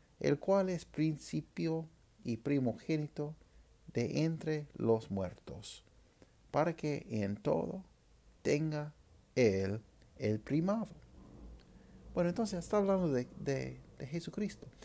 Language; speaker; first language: Spanish; non-native, fluent; English